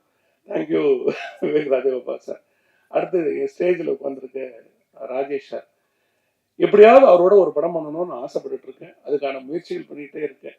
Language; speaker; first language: Tamil; native; Tamil